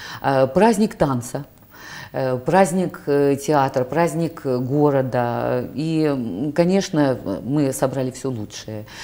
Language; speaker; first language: Russian; native; Russian